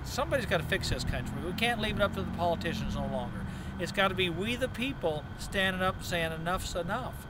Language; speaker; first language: English; native; English